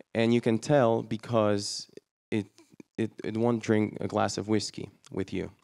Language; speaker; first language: English; non-native, fluent; Slovak